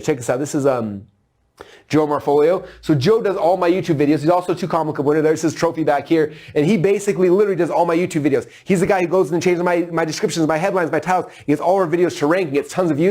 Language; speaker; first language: English; native; English